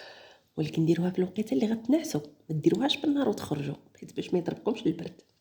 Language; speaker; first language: Arabic; native; Arabic